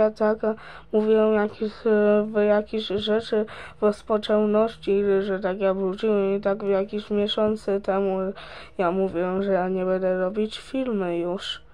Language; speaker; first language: Polish; early bilingual, heritage; Polish